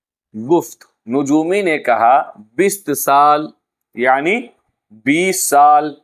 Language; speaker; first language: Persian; non-native, fluent; Urdu